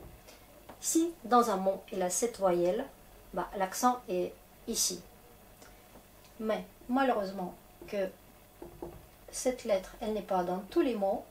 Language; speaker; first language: French; non-native, fluent; Russian